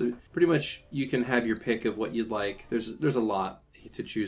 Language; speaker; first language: English; native; English